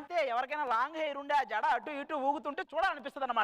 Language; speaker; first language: Telugu; native; Telugu